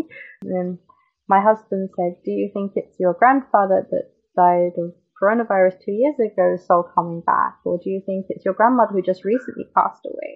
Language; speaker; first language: English; native; English